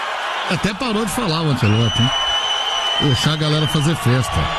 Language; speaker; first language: Portuguese; native; Portuguese